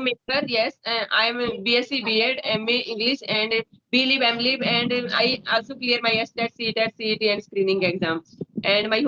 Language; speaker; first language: English; non-native, learner; Hindi